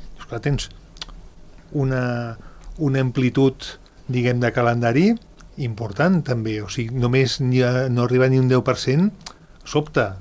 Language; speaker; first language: Catalan; native; Catalan